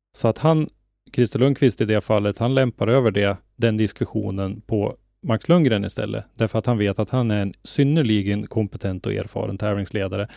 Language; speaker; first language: Swedish; native; Swedish